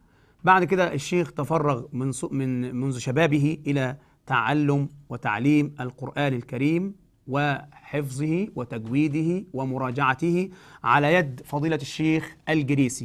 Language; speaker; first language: Arabic; native; Arabic